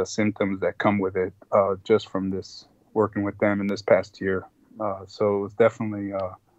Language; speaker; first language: English; non-native, fluent; Spanish